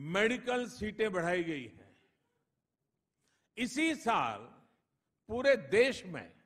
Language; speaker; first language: Hindi; non-native, local second language; Gujarati